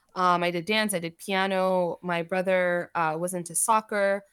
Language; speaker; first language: English; early bilingual, other home language; Armenian